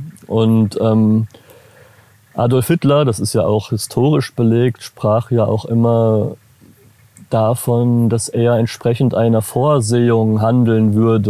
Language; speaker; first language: German; native; German